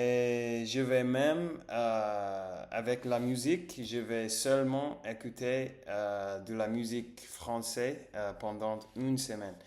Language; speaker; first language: French; non-native, learner; English